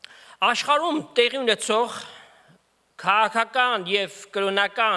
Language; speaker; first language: Armenian; native; Armenian